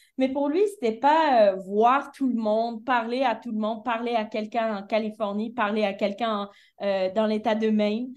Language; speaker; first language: French; early bilingual, heritage; French